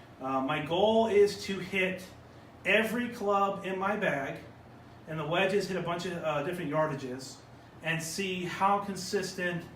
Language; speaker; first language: English; native; English